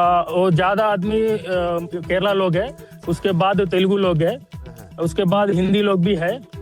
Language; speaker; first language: Hindi; non-native, local second language; Telugu